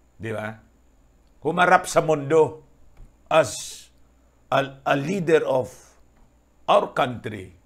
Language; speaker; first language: Filipino; non-native, local second language; Bikol